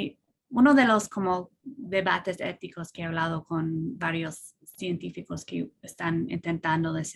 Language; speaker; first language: Spanish; non-native, fluent; English